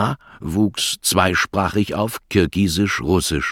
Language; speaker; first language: German; native; German